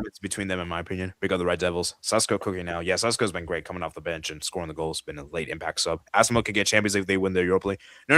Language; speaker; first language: English; native; English